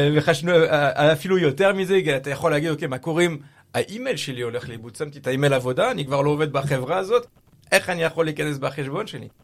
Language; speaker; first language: Hebrew; non-native, fluent; French